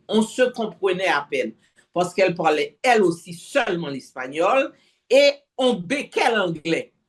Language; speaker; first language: French; non-native, local second language; Haitian Creole